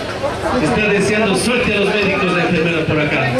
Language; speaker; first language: Spanish; native; Spanish